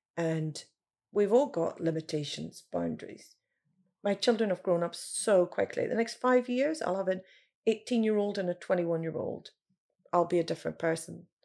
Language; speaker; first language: English; native; English